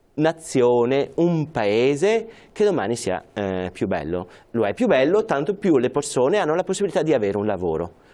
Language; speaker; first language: Italian; native; Italian